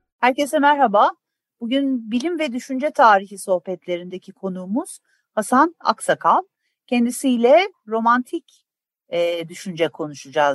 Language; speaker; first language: Turkish; native; Turkish